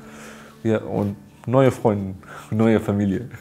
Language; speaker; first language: German; non-native, fluent; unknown